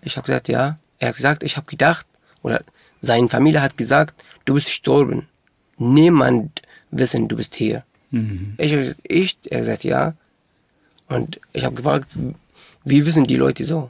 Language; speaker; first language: German; non-native, local second language; Arabic